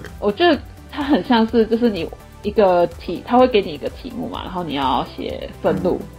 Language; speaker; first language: Chinese; native; Chinese